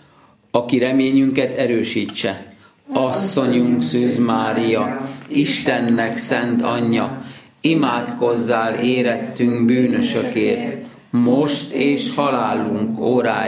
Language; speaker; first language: Hungarian; native; Hungarian